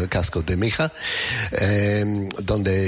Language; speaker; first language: Spanish; non-native, learner; English